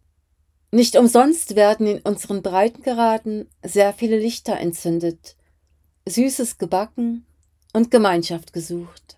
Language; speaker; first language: German; native; German